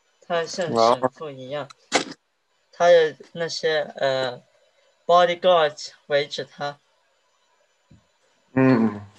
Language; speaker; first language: Chinese; early bilingual, heritage; Chinese